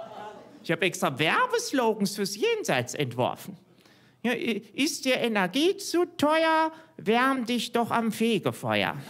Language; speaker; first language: German; native; German